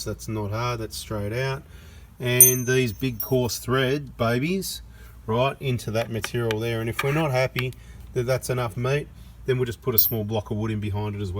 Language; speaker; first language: English; native; English